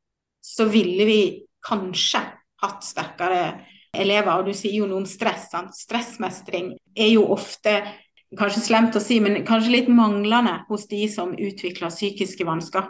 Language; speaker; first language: Norwegian; native; Norwegian